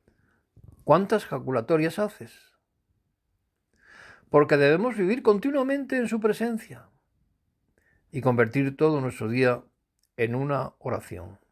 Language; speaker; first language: Spanish; native; Spanish